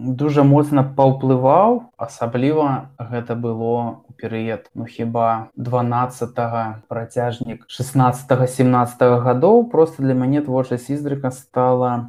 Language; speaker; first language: Belarusian; native; Belarusian